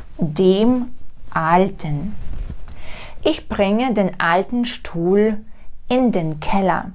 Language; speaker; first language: German; non-native, fluent; Ukrainian